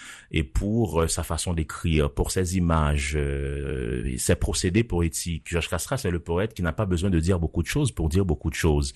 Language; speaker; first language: French; non-native, local second language; Haitian Creole